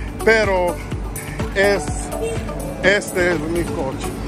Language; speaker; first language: Spanish; non-native, learner; English